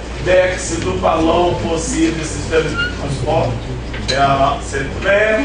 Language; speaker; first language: French; non-native, fluent; Portuguese